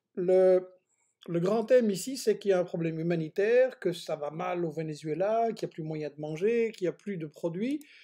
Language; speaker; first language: French; native; French